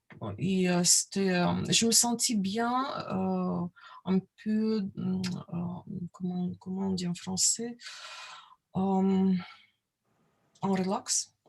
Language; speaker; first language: French; non-native, learner; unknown